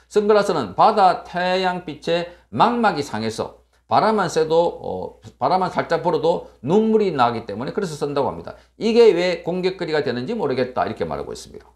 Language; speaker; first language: Korean; native; Korean